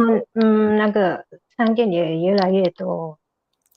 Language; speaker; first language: Chinese; non-native, learner; Indonesian